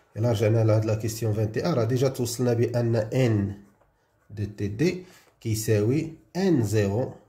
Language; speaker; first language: French; non-native, local second language; Arabic